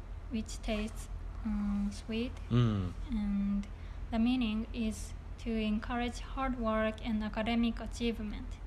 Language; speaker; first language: English; non-native, learner; Japanese